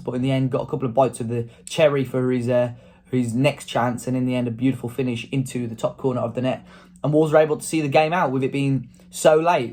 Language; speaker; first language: English; native; English